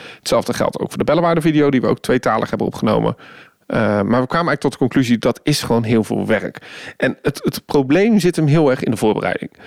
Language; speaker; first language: Dutch; native; Dutch